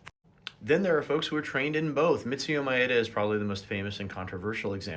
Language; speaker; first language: English; native; English